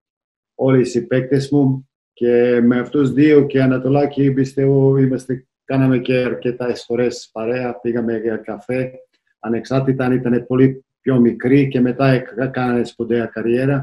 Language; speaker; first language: Greek; non-native, fluent; Serbian